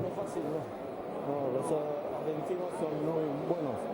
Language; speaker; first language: Spanish; non-native, learner; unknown